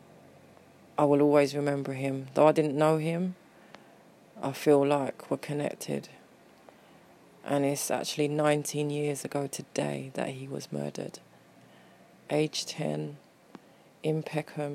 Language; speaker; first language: English; native; English